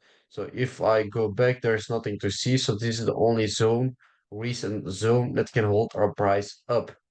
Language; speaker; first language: English; non-native, fluent; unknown